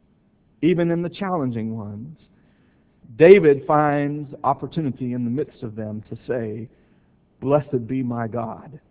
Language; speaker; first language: English; native; English